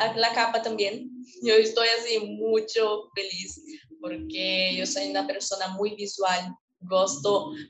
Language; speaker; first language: Spanish; non-native, learner; Portuguese